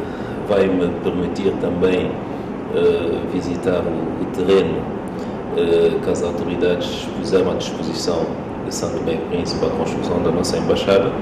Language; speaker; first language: Portuguese; non-native, fluent; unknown